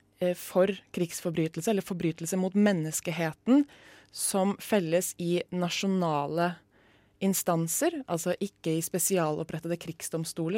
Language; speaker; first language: Norwegian; native; Norwegian